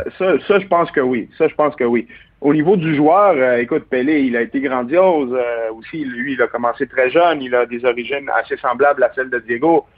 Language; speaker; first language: French; early bilingual, other home language; Spanish